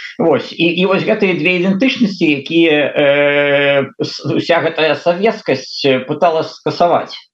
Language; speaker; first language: Belarusian; non-native, local second language; Russian